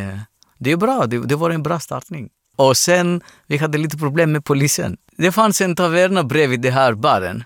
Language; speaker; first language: Swedish; non-native, learner; Greek